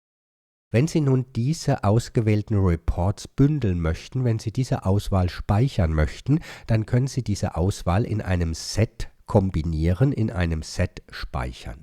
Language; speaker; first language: German; native; German